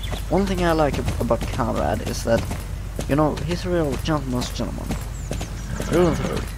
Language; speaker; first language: English; non-native, fluent; Swedish